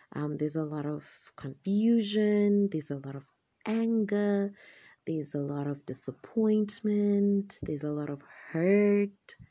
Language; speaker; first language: English; non-native, local second language; Shona